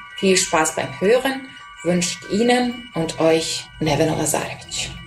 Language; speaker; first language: German; non-native, fluent; Serbian